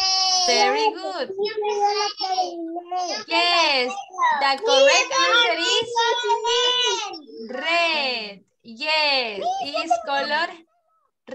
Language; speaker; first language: English; non-native, learner; Spanish